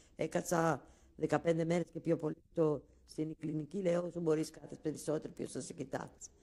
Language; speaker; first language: Greek; non-native, local second language; Ladino